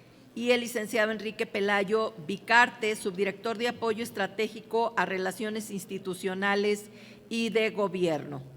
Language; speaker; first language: Spanish; native; Spanish